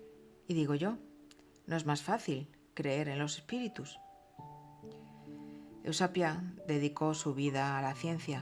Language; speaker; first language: Spanish; native; Spanish